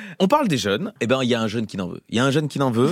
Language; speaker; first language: French; native; French